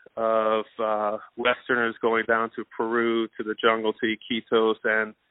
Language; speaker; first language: English; non-native, fluent; Persian